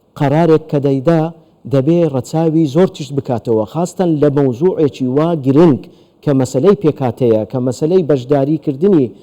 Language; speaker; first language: Central Kurdish; non-native, local second language; Turkish